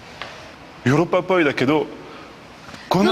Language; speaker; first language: Japanese; non-native, learner; French